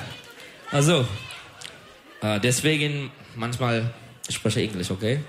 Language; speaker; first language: German; non-native, learner; Turkish